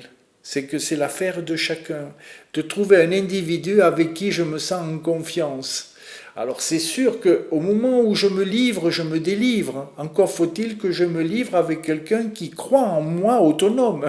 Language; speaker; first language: French; native; French